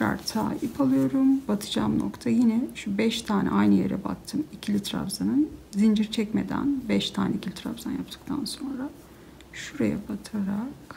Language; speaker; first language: Turkish; native; Turkish